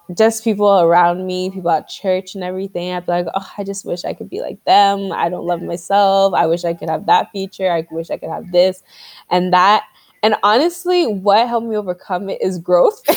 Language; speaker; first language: English; native; English